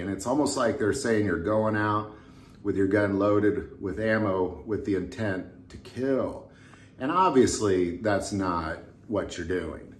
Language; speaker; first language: English; native; English